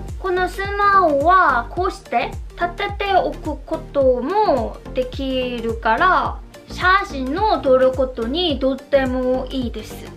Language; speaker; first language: Japanese; non-native, learner; Korean